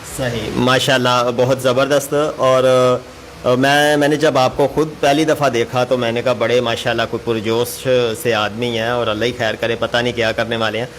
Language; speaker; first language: Urdu; non-native, local second language; Punjabi